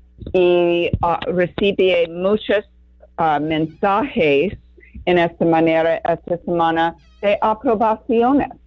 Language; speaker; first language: Spanish; non-native, learner; English